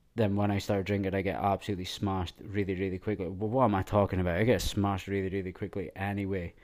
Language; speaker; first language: English; native; English